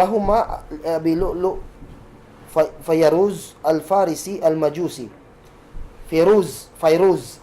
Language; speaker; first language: Arabic; non-native, fluent; Cebuano